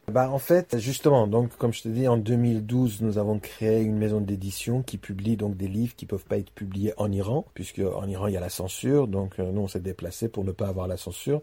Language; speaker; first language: French; non-native, fluent; Persian